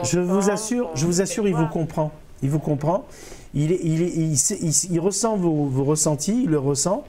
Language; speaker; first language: French; native; French